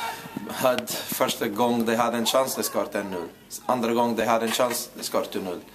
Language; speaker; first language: Norwegian; non-native, fluent; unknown